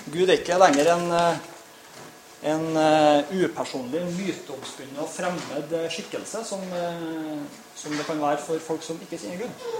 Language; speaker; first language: Norwegian; native; Norwegian